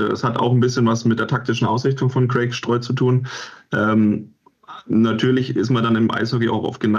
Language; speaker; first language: German; native; German